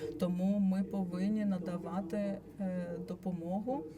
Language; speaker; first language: Ukrainian; non-native, fluent; Latvian